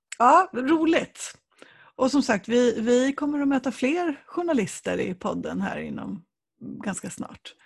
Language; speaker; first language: Swedish; native; Swedish